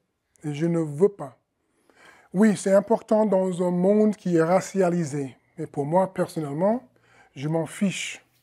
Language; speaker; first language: French; non-native, fluent; English